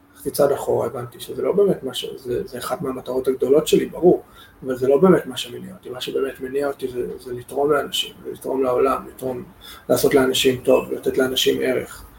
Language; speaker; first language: Hebrew; non-native, fluent; English